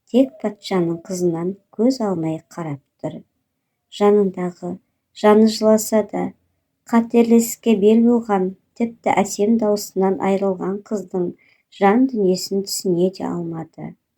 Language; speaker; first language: Kazakh; native; Kazakh